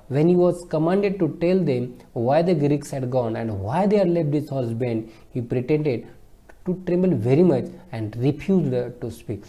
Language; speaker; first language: English; non-native, local second language; Marathi